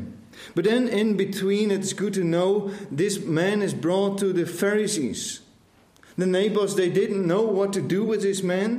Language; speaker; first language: English; non-native, fluent; Dutch